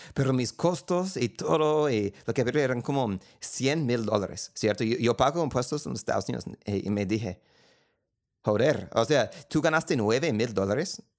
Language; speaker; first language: Spanish; non-native, fluent; English